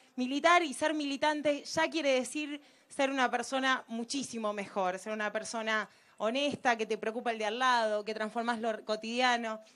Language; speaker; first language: Spanish; native; Spanish